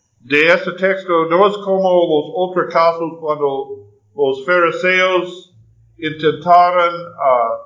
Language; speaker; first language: Spanish; non-native, fluent; English